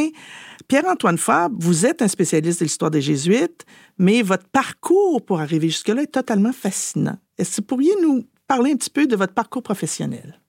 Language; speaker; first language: French; native; French